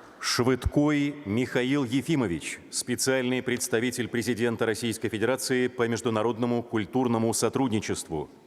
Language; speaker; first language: Russian; native; Russian